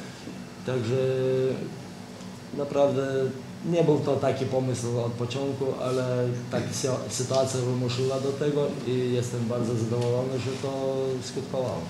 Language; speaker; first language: Polish; non-native, fluent; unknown